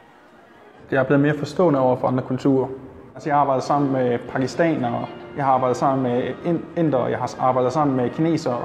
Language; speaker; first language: Danish; native; Danish